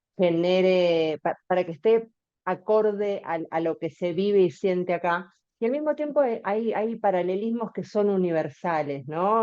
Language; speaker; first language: Spanish; native; Spanish